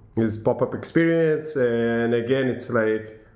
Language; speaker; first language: English; non-native, fluent; Italian